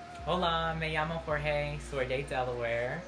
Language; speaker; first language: Spanish; non-native, learner; English